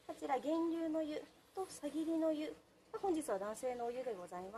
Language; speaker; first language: Japanese; native; Japanese